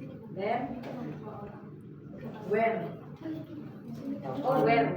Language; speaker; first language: English; non-native, learner; Indonesian